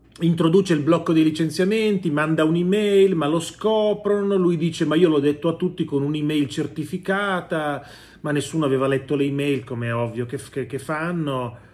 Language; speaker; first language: Italian; native; Italian